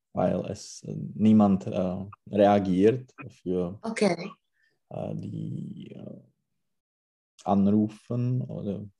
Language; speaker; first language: German; non-native, learner; Czech